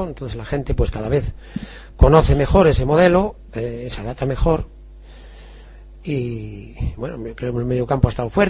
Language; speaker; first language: Spanish; native; Spanish